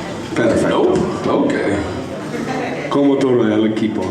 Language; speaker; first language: Spanish; non-native, learner; English